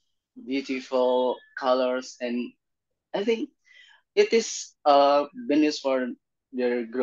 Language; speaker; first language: English; non-native, learner; Indonesian